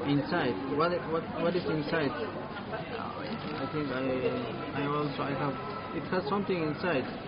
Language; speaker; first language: English; non-native, learner; Spanish